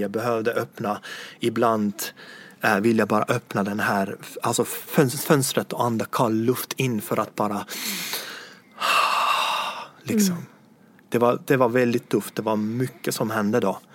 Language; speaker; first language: Swedish; non-native, fluent; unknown